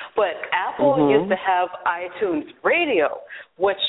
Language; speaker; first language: English; native; English